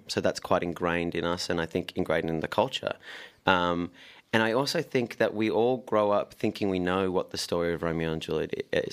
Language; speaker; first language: English; native; English